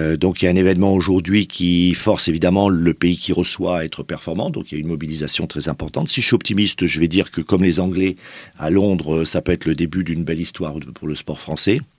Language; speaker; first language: French; native; French